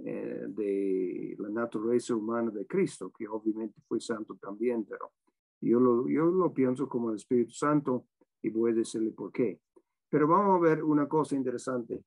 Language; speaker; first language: Spanish; non-native, fluent; English